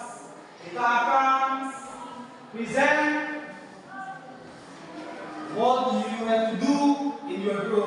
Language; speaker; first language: English; non-native, learner; Indonesian